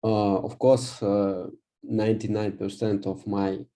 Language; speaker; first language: English; non-native, learner; Russian